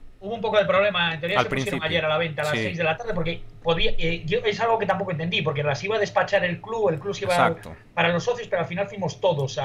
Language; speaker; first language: Spanish; native; Spanish